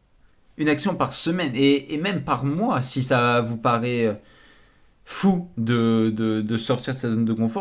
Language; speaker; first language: French; native; French